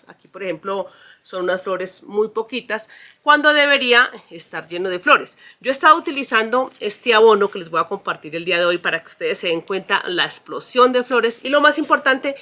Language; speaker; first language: Spanish; native; Spanish